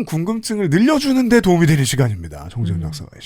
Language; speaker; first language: Korean; native; Korean